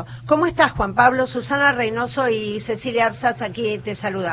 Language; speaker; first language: Spanish; native; Spanish